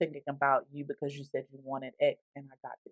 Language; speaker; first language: English; native; English